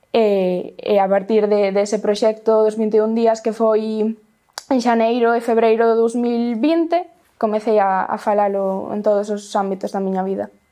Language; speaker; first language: Galician; non-native, local second language; Spanish